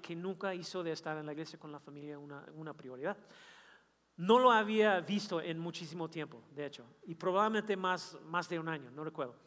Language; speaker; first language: Spanish; non-native, fluent; English